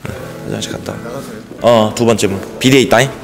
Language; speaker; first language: Korean; native; Korean